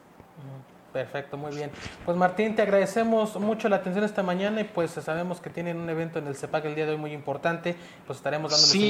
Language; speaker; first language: Spanish; native; Spanish